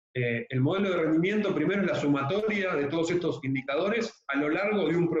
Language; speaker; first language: Spanish; native; Spanish